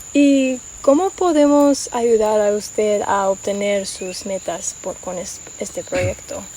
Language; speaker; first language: Spanish; non-native, fluent; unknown